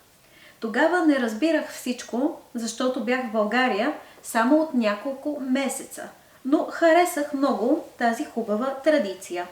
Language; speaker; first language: Bulgarian; non-native, fluent; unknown